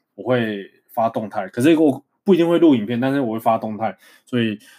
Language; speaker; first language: Chinese; native; Chinese